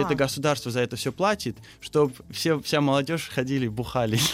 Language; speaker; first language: Russian; early bilingual, heritage; Russian